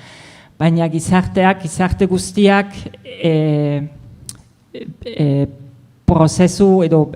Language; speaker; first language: Basque; non-native, fluent; German